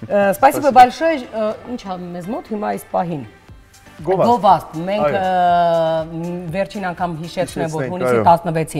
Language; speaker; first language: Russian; non-native, local second language; Armenian